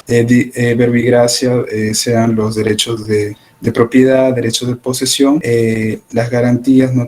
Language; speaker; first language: Spanish; native; Spanish